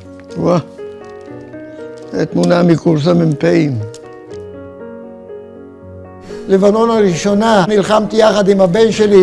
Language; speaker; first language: Hebrew; non-native, fluent; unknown